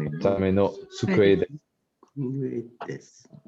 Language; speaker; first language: Japanese; non-native, learner; English